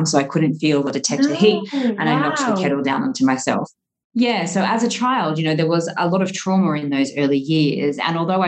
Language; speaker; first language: English; native; English